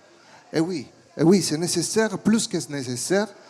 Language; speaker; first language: French; non-native, fluent; Italian